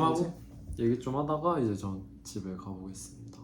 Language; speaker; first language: Korean; native; Korean